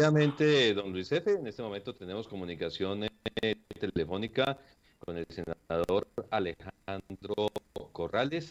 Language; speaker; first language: Spanish; native; Spanish